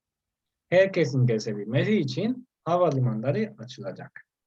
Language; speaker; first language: Turkish; non-native, learner; Spanish